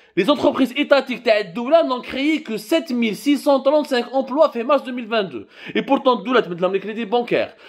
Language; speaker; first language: French; non-native, local second language; Arabic